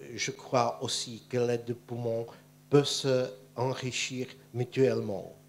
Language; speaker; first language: French; non-native, fluent; Czech